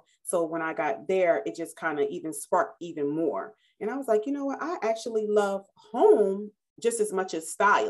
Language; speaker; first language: English; native; English